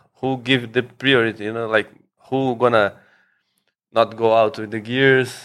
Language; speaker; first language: English; non-native, learner; Portuguese